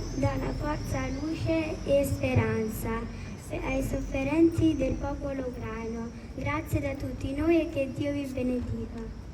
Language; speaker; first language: Italian; non-native, learner; Ukrainian